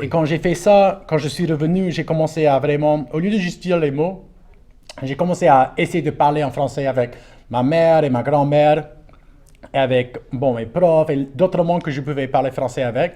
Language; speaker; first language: French; non-native, local second language; English